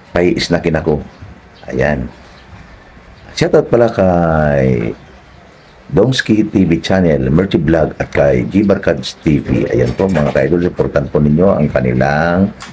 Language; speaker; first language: Filipino; non-native, local second language; Bikol